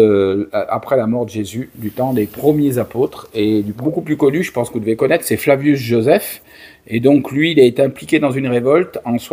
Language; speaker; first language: French; native; French